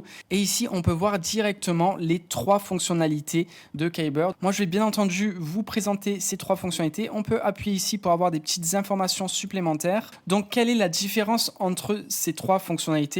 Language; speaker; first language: French; native; French